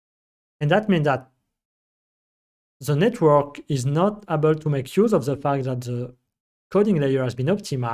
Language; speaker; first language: English; non-native, fluent; French